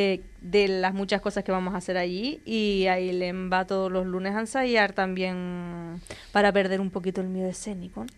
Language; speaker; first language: Spanish; native; Spanish